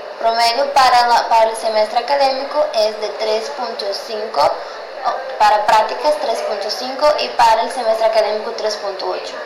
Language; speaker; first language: Spanish; native; Spanish